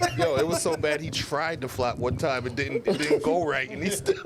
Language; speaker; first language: English; native; English